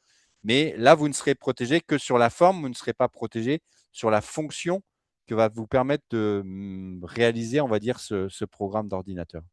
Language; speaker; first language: French; native; French